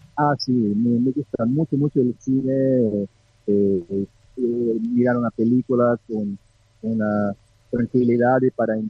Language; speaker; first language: Spanish; non-native, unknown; Portuguese